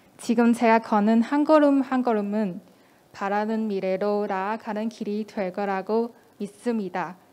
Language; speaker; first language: Korean; non-native, fluent; Cantonese